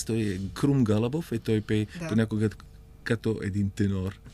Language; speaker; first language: Bulgarian; non-native, fluent; Italian